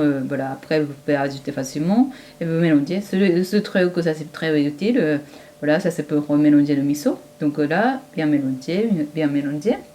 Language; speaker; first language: French; non-native, fluent; Japanese